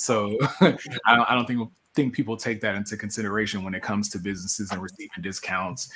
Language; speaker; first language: English; native; English